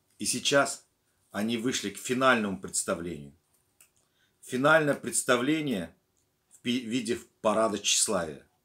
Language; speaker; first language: Russian; non-native, local second language; Turkmen